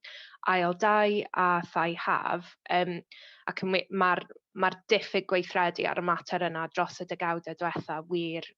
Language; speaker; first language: Welsh; native; Welsh